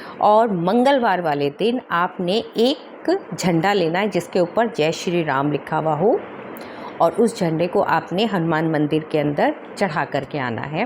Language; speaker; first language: Hindi; native; Hindi